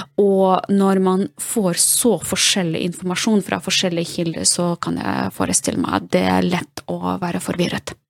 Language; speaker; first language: Norwegian; non-native, fluent; Russian